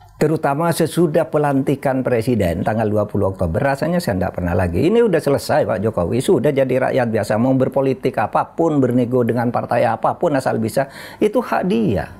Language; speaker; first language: Indonesian; non-native, local second language; Madurese